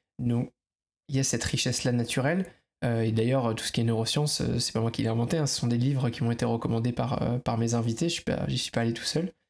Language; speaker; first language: French; native; French